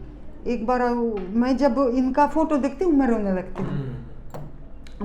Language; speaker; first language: Hindi; non-native, fluent; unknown